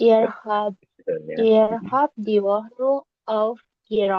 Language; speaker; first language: German; non-native, learner; Indonesian